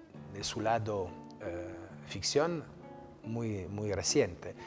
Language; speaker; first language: Spanish; non-native, fluent; Italian